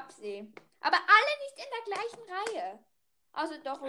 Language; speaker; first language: German; native; German